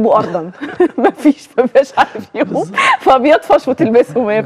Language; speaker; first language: Arabic; native; Arabic